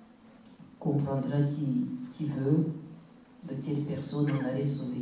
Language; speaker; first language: French; non-native, local second language; Kinyarwanda